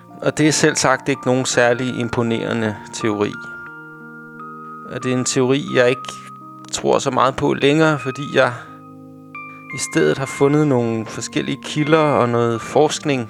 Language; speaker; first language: Danish; native; Danish